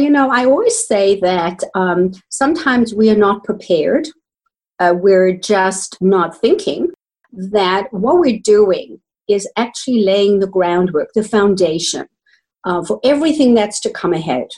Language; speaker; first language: English; native; English